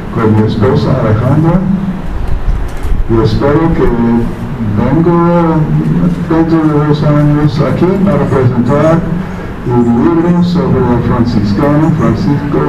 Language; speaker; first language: Spanish; non-native, fluent; English